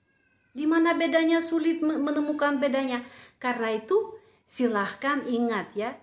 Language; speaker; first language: Indonesian; non-native, fluent; Russian